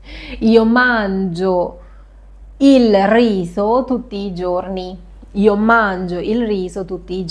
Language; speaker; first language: Italian; non-native, fluent; Sinhala